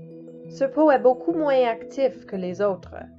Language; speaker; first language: French; non-native, learner; English